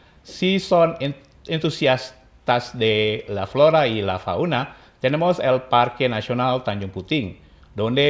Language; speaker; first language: Spanish; non-native, fluent; Indonesian